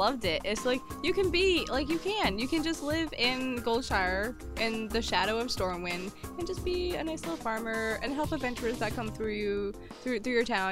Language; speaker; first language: English; native; English